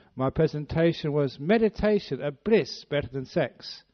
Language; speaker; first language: English; native; English